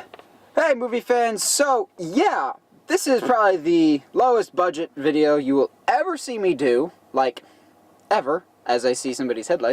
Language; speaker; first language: English; native; English